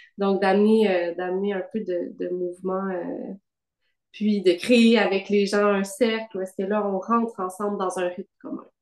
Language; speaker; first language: French; native; French